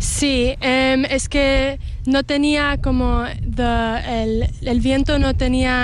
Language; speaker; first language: Spanish; early bilingual, heritage; Spanish